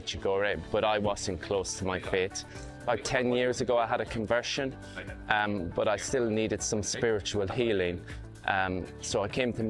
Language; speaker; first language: English; native; English